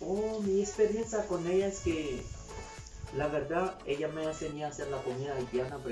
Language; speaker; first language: Spanish; non-native, learner; Haitian Creole